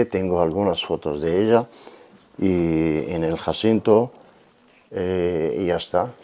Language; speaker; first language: Spanish; non-native, learner; Arabic